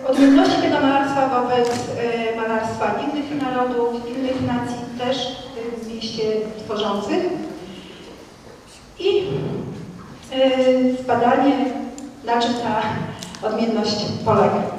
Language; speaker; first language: Polish; native; Polish